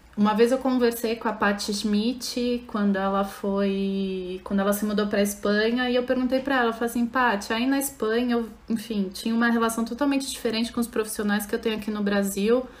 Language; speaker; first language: Portuguese; native; Portuguese